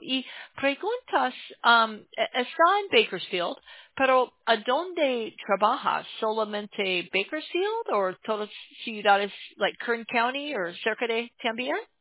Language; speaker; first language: Spanish; non-native, learner; English